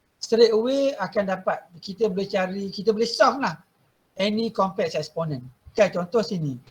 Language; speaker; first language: Malay; native; Malay